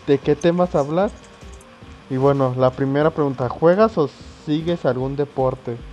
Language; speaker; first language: Spanish; native; Spanish